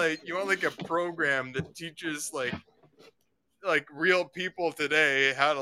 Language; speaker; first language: English; native; English